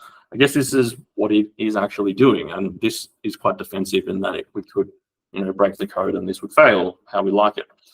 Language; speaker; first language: English; native; English